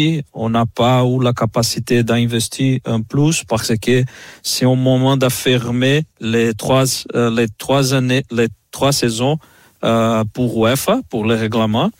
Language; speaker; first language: French; non-native, fluent; Portuguese